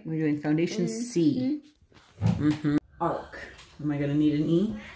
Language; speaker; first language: English; native; English